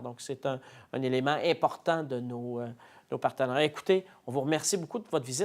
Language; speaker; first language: French; native; French